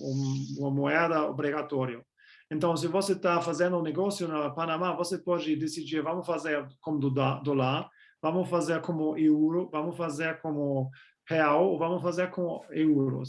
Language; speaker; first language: Portuguese; non-native, fluent; German